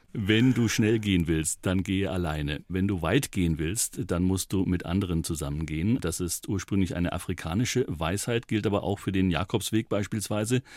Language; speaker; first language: German; native; German